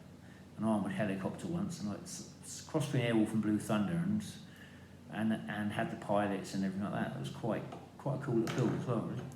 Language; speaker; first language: English; native; English